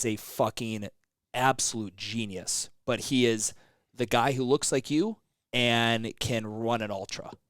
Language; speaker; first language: English; native; English